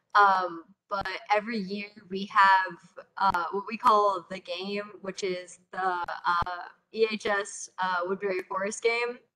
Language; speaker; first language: English; native; English